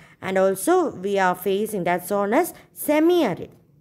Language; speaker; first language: English; non-native, local second language; Malayalam